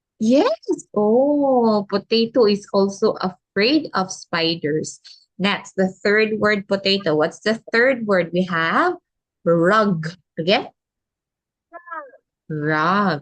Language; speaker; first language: English; non-native, local second language; Filipino